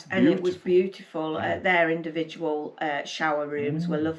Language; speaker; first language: English; native; English